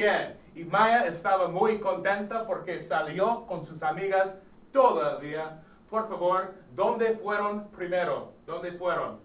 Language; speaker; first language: Spanish; non-native, fluent; English